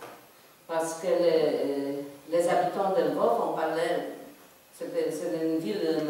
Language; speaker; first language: French; non-native, fluent; Polish